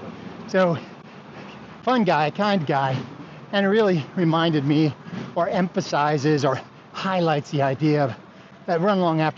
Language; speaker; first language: English; native; English